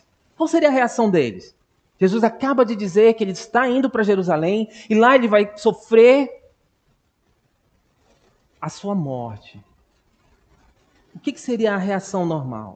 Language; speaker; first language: Portuguese; native; Portuguese